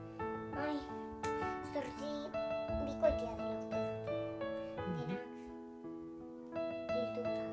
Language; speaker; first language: Basque; non-native, local second language; Spanish